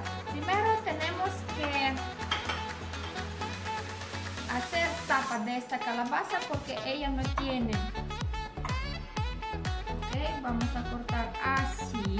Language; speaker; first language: Spanish; non-native, learner; Polish